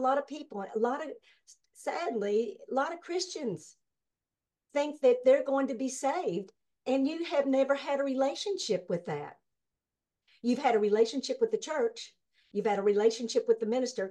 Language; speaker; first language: English; native; English